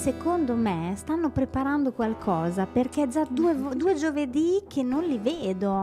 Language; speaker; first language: Italian; native; Italian